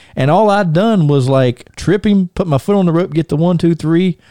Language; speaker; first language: English; native; English